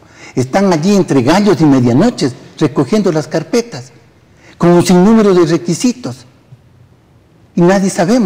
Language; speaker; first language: Spanish; native; Spanish